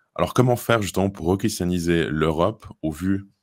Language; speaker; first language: French; native; French